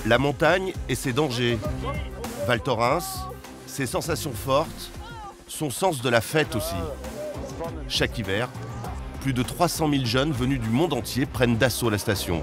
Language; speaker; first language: French; native; French